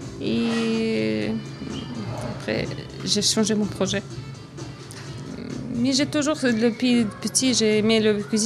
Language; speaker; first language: French; non-native, learner; Avaric